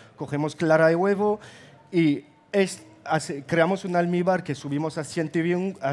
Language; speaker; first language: Spanish; non-native, fluent; French